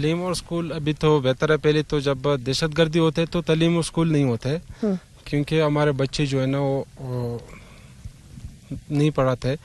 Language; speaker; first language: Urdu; non-native, local second language; Pashto